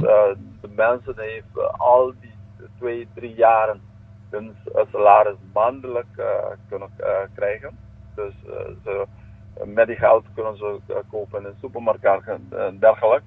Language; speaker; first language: Dutch; non-native, local second language; Papiamento